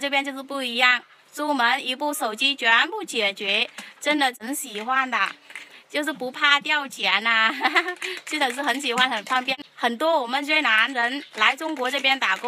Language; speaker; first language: Chinese; non-native, fluent; Vietnamese